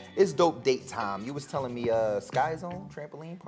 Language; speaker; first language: English; native; English